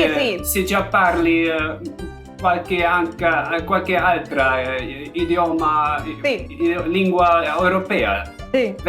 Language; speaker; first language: Italian; non-native, learner; German